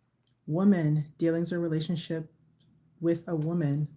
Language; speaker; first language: English; native; English